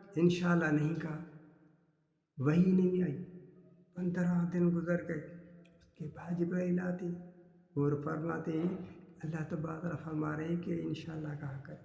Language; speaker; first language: Urdu; non-native, local second language; Sindhi